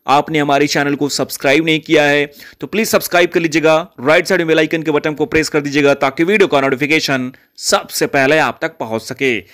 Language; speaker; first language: Hindi; native; Hindi